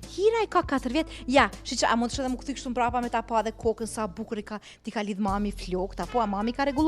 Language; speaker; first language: Albanian; native; Albanian